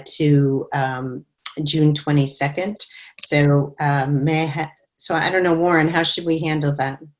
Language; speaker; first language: English; native; English